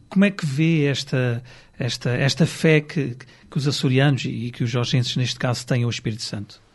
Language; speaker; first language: Portuguese; native; Portuguese